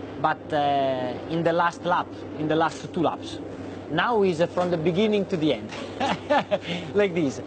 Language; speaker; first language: English; non-native, learner; Italian